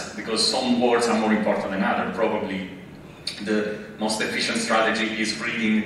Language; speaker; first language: English; non-native, fluent; Italian